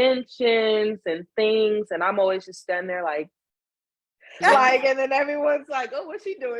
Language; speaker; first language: English; native; English